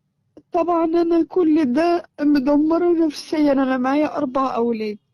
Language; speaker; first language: Arabic; native; Arabic